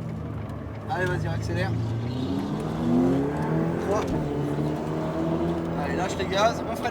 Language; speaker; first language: French; native; French